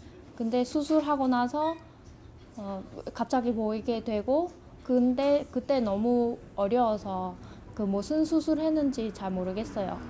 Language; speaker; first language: Korean; non-native, fluent; Vietnamese